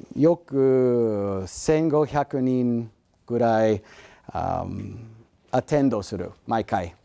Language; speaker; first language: Japanese; non-native, learner; English